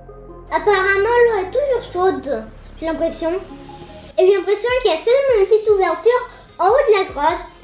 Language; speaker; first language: French; native; French